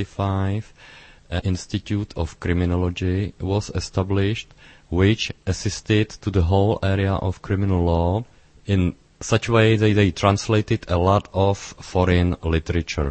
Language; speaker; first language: English; non-native, fluent; Czech